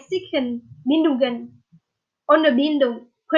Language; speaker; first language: German; non-native, learner; Vietnamese